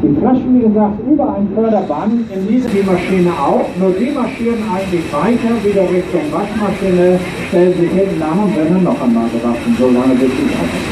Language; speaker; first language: German; native; German